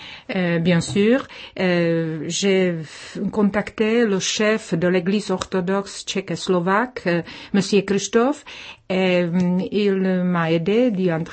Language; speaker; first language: French; non-native, fluent; Czech